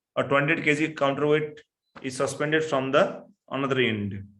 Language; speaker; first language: English; non-native, local second language; Nepali